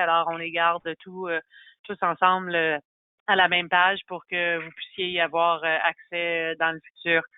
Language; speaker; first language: French; native; French